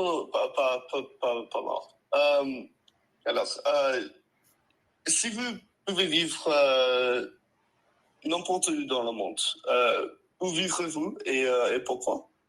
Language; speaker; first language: French; non-native, learner; English